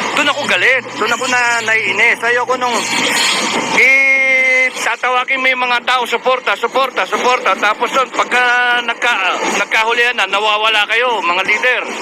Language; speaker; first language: Filipino; native; Filipino